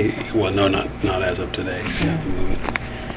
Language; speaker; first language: English; native; English